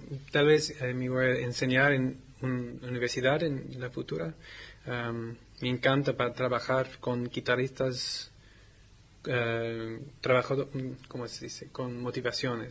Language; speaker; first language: Spanish; non-native, learner; English